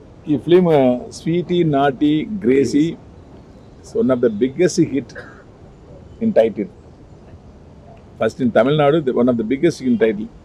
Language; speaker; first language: Telugu; non-native, learner; Tamil